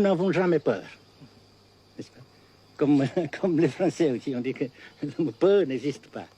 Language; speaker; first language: French; non-native, fluent; Vietnamese